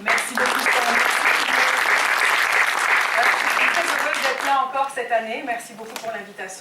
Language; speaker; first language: French; native; French